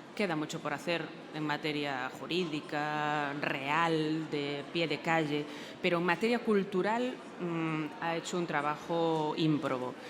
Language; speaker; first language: Spanish; non-native, local second language; Galician